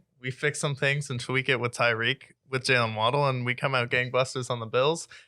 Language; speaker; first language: English; native; English